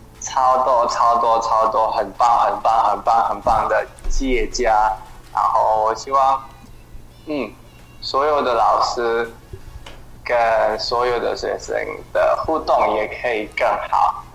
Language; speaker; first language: Chinese; non-native, fluent; Indonesian